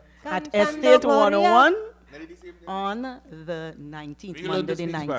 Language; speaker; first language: English; native; English